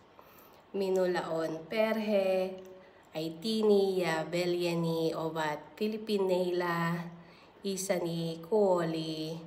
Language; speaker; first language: Finnish; non-native, learner; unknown